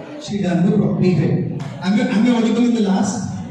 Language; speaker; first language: English; non-native, local second language; Telugu